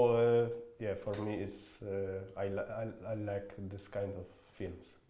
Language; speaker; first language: English; non-native, fluent; Polish